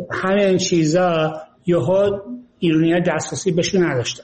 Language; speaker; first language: Persian; early bilingual, heritage; Persian